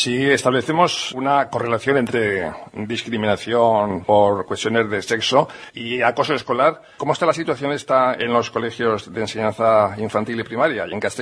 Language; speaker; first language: Spanish; native; Spanish